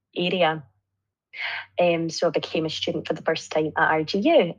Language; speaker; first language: English; native; English